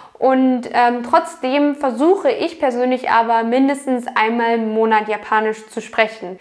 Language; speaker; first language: German; native; German